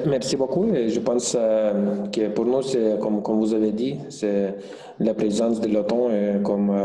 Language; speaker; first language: French; non-native, fluent; Lithuanian